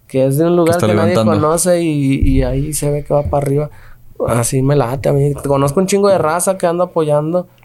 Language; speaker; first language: Spanish; native; Spanish